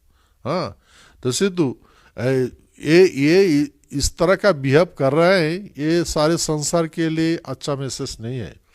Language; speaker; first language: Hindi; non-native, local second language; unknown